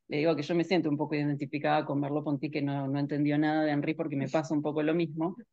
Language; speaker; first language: Spanish; native; Spanish